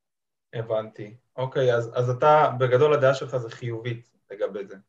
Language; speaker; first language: Hebrew; native; Hebrew